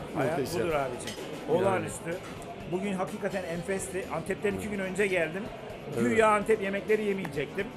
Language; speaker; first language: Turkish; native; Turkish